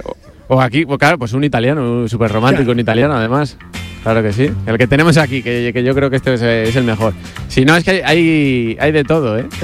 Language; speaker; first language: Spanish; native; Spanish